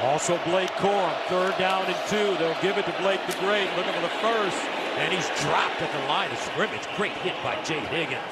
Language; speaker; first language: English; native; English